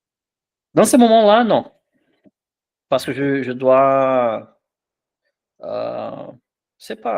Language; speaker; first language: French; non-native, fluent; Portuguese